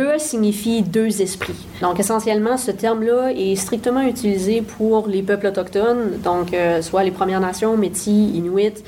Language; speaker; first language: French; native; French